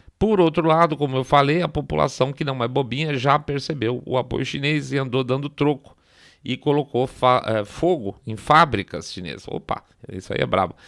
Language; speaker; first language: Portuguese; native; Portuguese